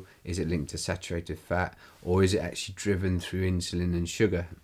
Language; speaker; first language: English; native; English